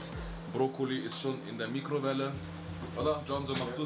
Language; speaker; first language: German; native; German